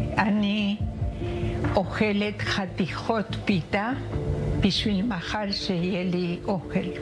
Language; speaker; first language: Hebrew; non-native, learner; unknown